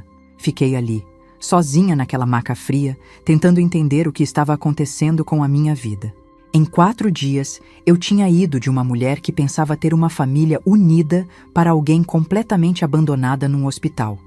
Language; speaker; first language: Portuguese; native; Portuguese